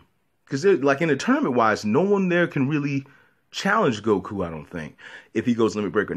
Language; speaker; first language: English; native; English